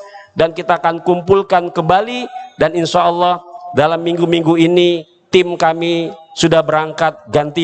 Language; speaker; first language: Indonesian; native; Indonesian